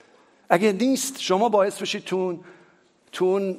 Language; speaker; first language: Persian; native; Persian